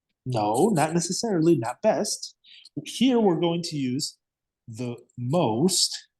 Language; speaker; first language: English; non-native, fluent; Spanish